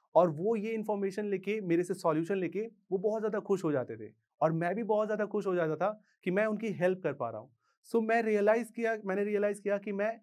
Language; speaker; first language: Hindi; native; Hindi